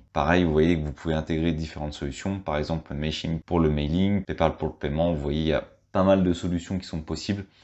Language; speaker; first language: French; native; French